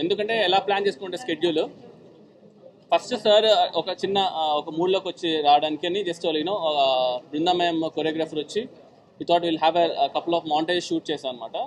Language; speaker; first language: Telugu; native; Telugu